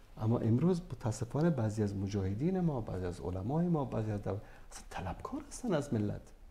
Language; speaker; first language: Persian; native; Persian